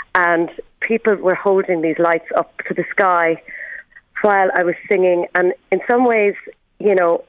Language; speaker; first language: English; native; English